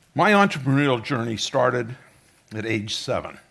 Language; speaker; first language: English; native; English